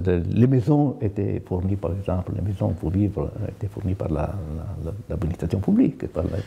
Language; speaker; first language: French; non-native, fluent; Italian